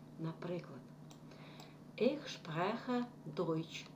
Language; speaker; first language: German; non-native, fluent; Ukrainian